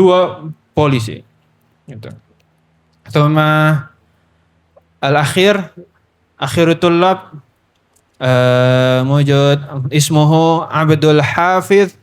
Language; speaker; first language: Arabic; non-native, learner; Indonesian